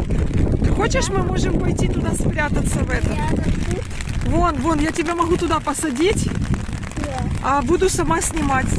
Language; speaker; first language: Russian; native; Russian